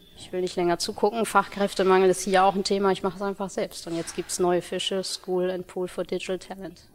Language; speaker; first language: German; early bilingual, other home language; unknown